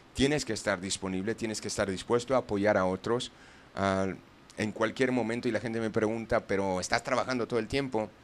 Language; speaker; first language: Spanish; non-native, fluent; English